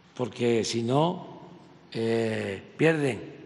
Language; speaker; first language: Spanish; native; Spanish